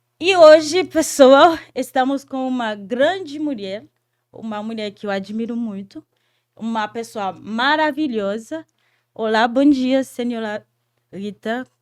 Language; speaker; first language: Portuguese; non-native, fluent; Haitian Creole